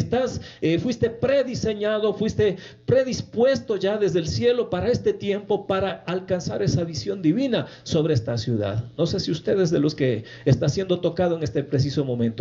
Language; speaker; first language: Spanish; native; Spanish